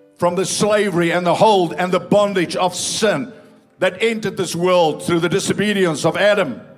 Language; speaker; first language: English; non-native, local second language; Afrikaans